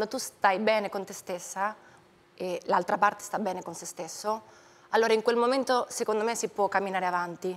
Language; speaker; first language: Italian; non-native, fluent; Spanish